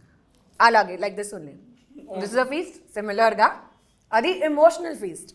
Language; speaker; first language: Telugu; non-native, local second language; Hindi